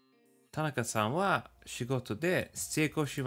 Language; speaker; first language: Japanese; non-native, learner; English